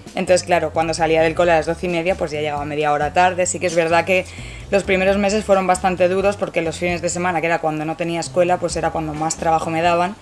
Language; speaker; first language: Spanish; native; Spanish